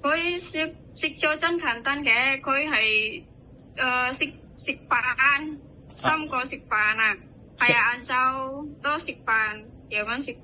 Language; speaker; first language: Cantonese; non-native, learner; Indonesian